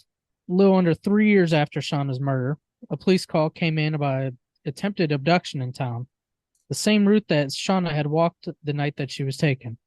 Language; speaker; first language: English; native; English